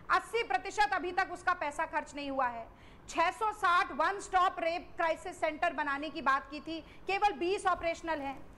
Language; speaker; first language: Hindi; native; Hindi